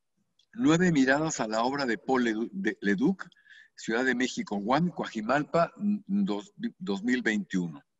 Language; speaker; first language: Spanish; native; Spanish